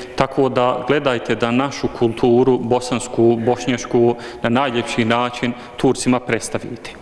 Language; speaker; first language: Bosnian; early bilingual, heritage; Bosnian